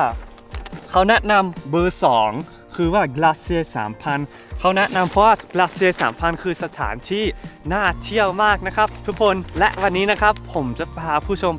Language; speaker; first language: Thai; early bilingual, heritage; Thai